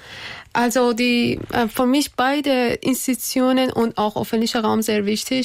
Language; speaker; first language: German; non-native, learner; Persian